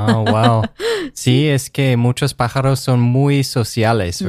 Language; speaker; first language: Spanish; non-native, fluent; English